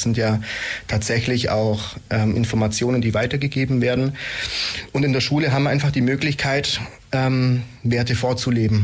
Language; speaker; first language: German; native; German